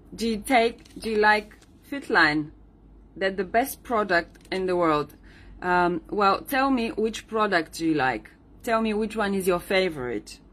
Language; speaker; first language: English; non-native, learner; Bulgarian